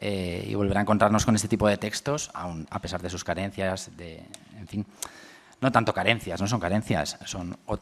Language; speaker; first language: Spanish; native; Spanish